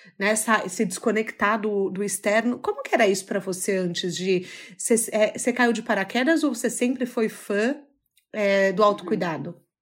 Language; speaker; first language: Portuguese; native; Portuguese